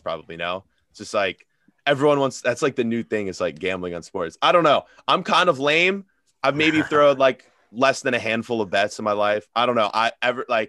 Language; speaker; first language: English; native; English